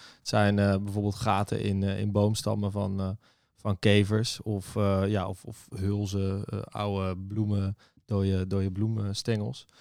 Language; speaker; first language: Dutch; native; Dutch